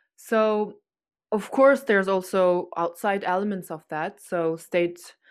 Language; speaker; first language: English; non-native, fluent; Chinese